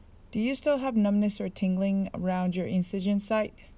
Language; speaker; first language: English; non-native, fluent; Japanese